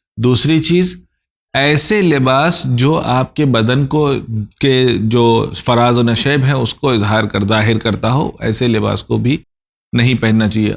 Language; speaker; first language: Urdu; native; Urdu